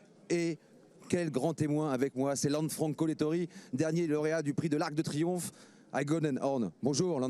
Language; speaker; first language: French; native; French